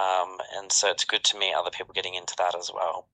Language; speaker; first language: English; native; English